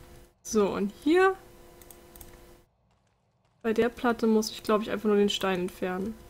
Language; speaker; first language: German; native; German